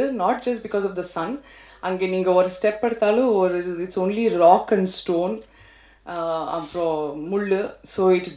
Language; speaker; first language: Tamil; non-native, fluent; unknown